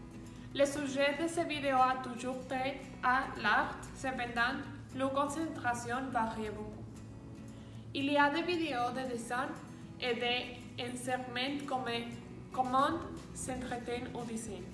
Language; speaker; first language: French; non-native, learner; Spanish